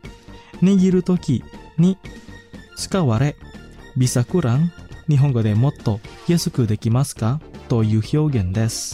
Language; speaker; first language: Japanese; non-native, fluent; Indonesian